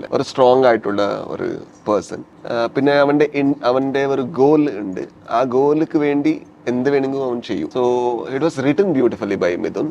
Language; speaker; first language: Malayalam; non-native, learner; Kannada